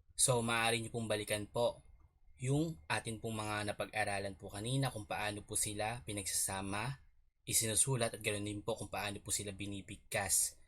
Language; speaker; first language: Filipino; native; Filipino